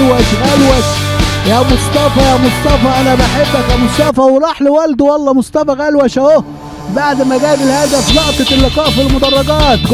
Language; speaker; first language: Arabic; native; Arabic